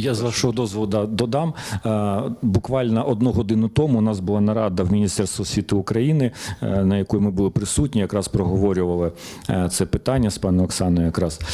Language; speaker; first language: Ukrainian; native; Ukrainian